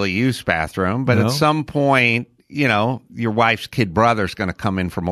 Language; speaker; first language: English; native; English